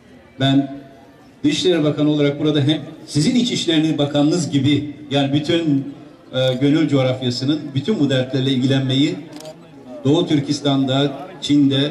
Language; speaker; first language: Turkish; native; Turkish